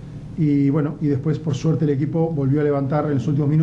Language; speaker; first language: Spanish; native; Spanish